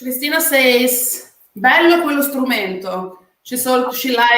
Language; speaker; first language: Italian; native; Italian